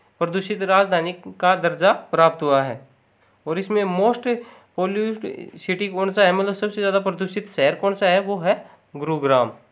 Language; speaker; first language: Hindi; native; Hindi